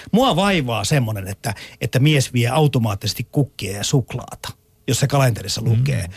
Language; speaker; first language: Finnish; native; Finnish